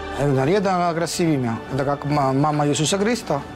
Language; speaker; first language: Russian; non-native, learner; Italian